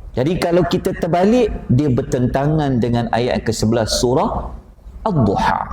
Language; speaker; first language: Malay; native; Malay